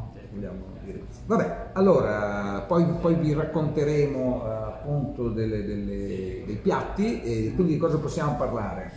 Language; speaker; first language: Italian; native; Italian